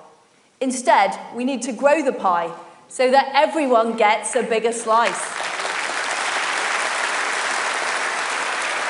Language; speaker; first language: English; native; English